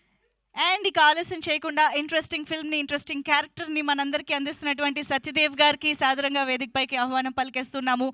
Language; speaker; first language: Telugu; native; Telugu